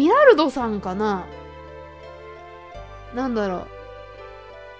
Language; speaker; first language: Japanese; native; Japanese